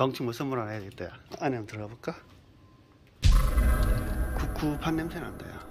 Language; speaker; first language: Korean; native; Korean